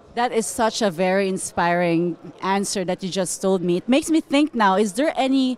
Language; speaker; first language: English; non-native, local second language; Filipino